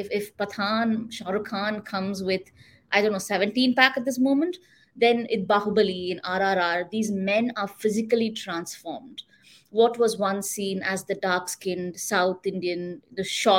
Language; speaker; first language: English; non-native, local second language; Tamil